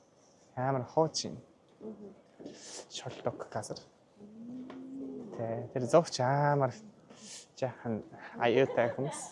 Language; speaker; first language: Mongolian; non-native, learner; Japanese